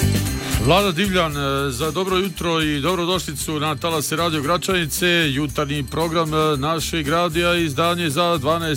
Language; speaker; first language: Bosnian; native; Bosnian